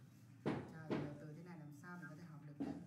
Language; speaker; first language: Vietnamese; native; Vietnamese